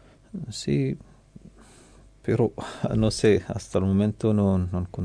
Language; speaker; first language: Spanish; non-native, learner; Arabic